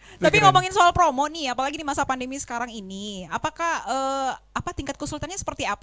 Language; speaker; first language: Indonesian; native; Indonesian